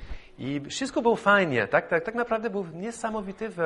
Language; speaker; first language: Polish; non-native, fluent; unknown